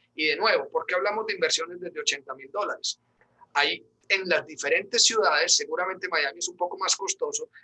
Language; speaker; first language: Spanish; native; Spanish